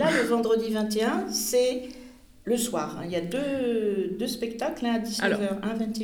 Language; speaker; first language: French; native; French